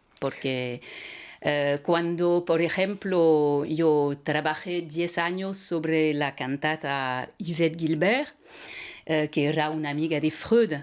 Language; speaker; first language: Spanish; non-native, fluent; French